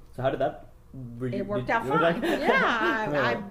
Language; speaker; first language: English; native; English